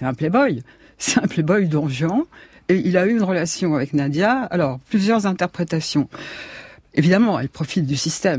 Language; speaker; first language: French; native; French